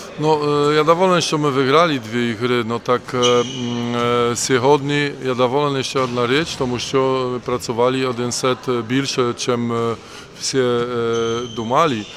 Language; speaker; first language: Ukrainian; non-native, learner; Polish